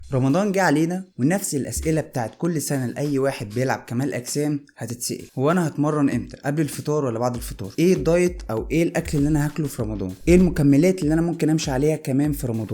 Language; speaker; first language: Arabic; native; Arabic